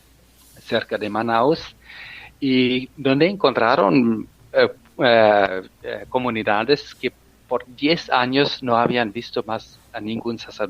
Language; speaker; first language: Spanish; non-native, fluent; German